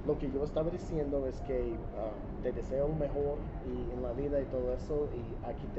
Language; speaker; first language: Spanish; non-native, fluent; English